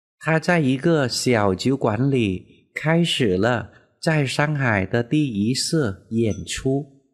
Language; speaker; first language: Chinese; non-native, fluent; Vietnamese